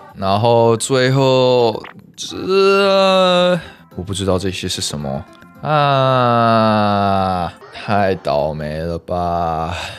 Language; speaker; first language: Chinese; early bilingual, heritage; Chinese